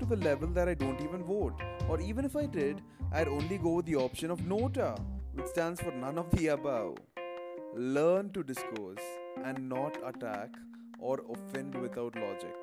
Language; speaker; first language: English; non-native, local second language; Malayalam